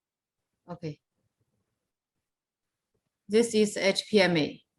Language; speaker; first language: English; non-native, fluent; Chinese